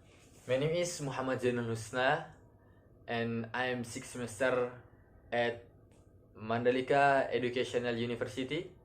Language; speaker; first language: English; non-native, learner; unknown